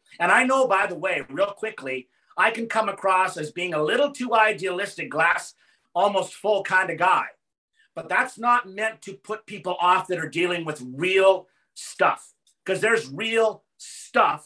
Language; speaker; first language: English; native; English